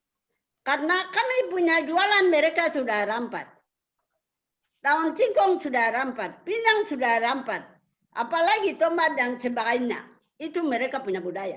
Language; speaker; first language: Indonesian; non-native, local second language; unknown